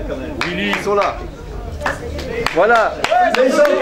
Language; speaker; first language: French; native; French